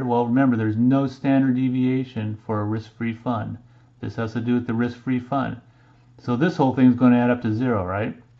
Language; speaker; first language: English; native; English